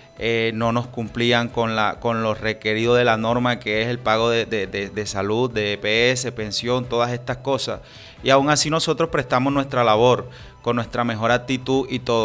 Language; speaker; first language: Spanish; native; Spanish